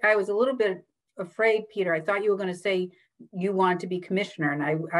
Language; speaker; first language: English; native; English